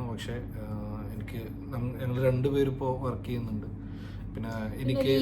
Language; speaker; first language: Malayalam; native; Malayalam